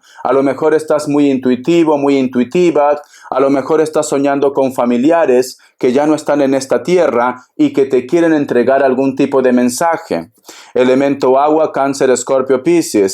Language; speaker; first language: Spanish; native; Spanish